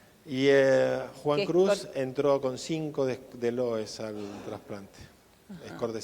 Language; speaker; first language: Spanish; native; Spanish